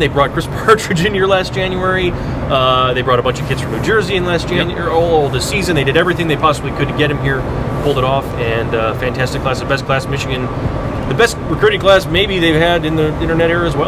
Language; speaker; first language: English; native; English